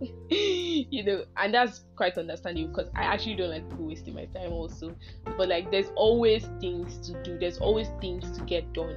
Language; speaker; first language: English; non-native, local second language; Yoruba